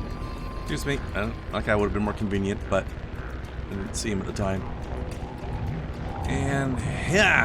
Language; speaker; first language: English; native; English